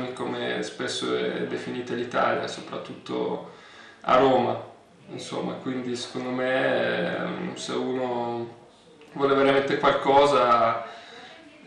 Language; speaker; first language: Italian; early bilingual, other home language; Russian